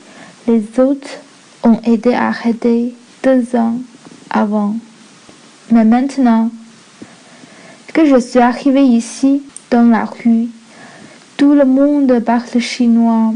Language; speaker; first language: French; non-native, learner; Chinese